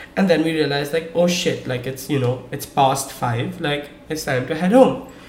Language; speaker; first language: English; non-native, local second language; Hindi